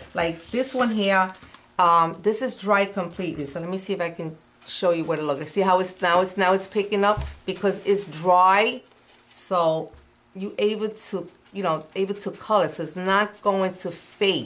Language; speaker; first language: English; non-native, fluent; Spanish